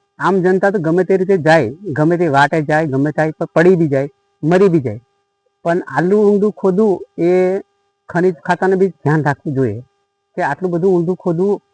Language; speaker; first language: Gujarati; non-native, local second language; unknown